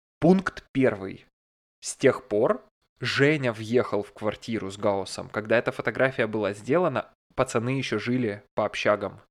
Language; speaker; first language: Russian; native; Russian